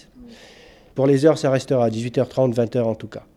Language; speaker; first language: French; non-native, local second language; Arabic